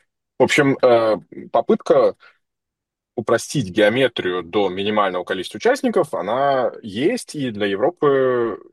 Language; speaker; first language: Russian; native; Russian